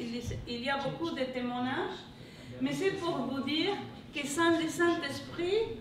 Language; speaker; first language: French; non-native, learner; English